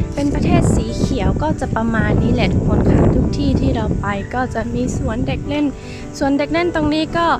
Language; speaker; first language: Thai; native; Thai